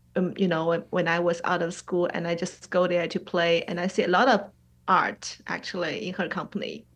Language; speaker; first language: English; non-native, fluent; Chinese